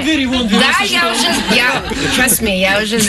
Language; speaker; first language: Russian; early bilingual, heritage; Russian